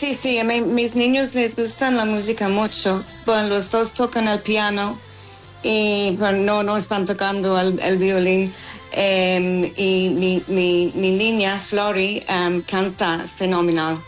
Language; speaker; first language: Spanish; non-native, fluent; English